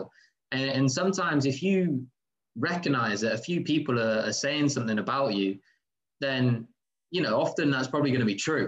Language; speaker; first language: English; native; English